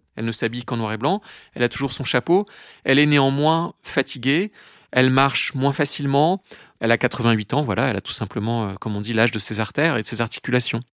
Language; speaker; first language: French; native; French